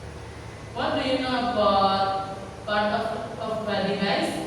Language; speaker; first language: English; non-native, learner; Indonesian